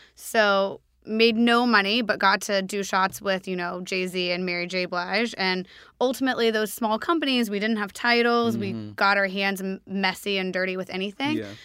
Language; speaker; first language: English; native; English